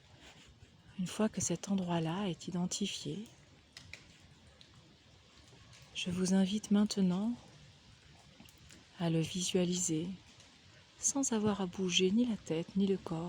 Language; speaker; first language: French; native; French